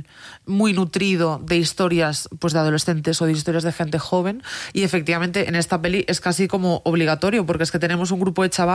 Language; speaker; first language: Spanish; native; Spanish